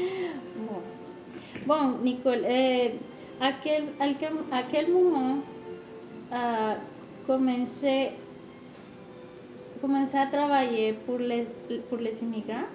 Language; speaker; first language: French; non-native, learner; Spanish